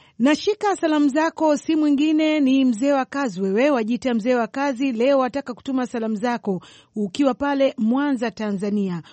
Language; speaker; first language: Swahili; native; Swahili